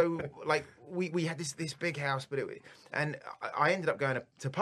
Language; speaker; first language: English; native; English